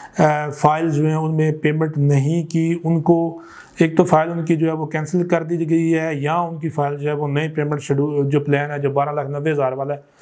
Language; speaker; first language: Urdu; non-native, local second language; Punjabi